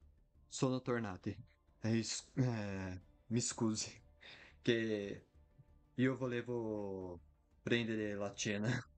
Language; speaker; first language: Italian; non-native, learner; Portuguese